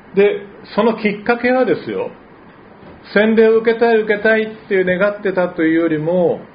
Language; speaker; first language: Japanese; native; Japanese